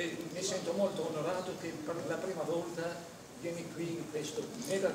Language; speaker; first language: Italian; non-native, fluent; Albanian